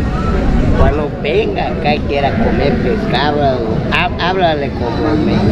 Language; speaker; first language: Spanish; native; Spanish